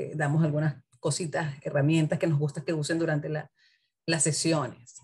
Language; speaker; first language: Spanish; native; Spanish